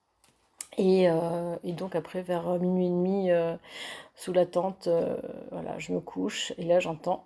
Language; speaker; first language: French; native; French